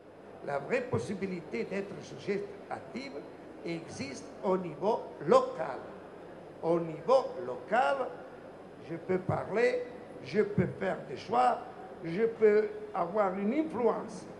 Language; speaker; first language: French; non-native, fluent; Italian